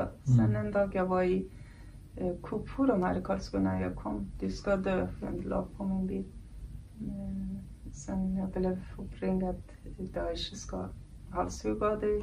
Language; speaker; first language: Swedish; non-native, fluent; Kurdish